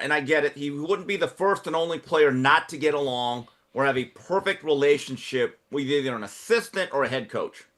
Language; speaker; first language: English; native; English